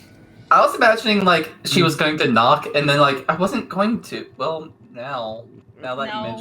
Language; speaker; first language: English; native; English